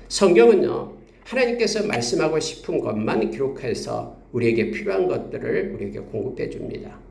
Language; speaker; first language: Korean; native; Korean